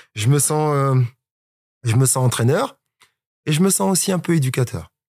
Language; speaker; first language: French; native; French